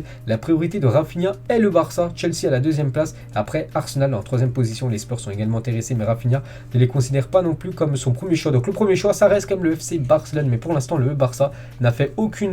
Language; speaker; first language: French; native; French